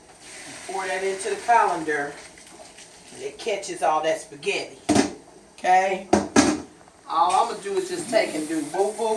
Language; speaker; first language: English; native; English